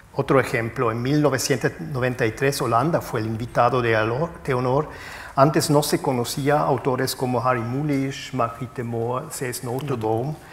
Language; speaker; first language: Spanish; non-native, fluent; German